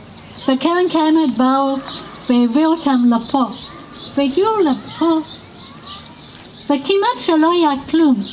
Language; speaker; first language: Hebrew; non-native, fluent; English